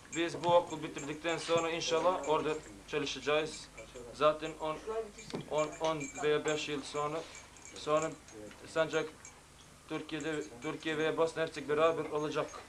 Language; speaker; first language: Turkish; non-native, learner; Bosnian